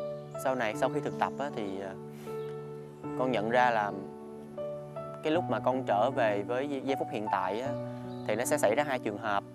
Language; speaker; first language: Vietnamese; native; Vietnamese